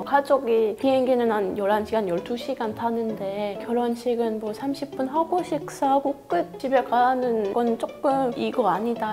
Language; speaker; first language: Korean; non-native, fluent; French